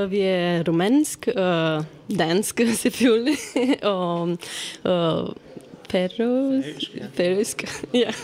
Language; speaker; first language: Danish; non-native, learner; Romanian